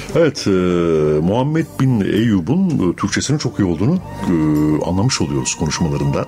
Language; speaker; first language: Turkish; native; Turkish